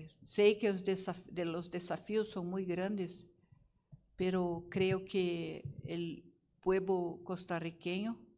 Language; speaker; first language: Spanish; non-native, learner; Portuguese